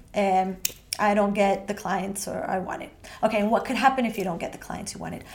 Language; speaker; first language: English; non-native, fluent; Spanish